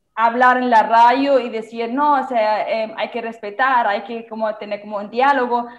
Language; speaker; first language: Spanish; non-native, fluent; German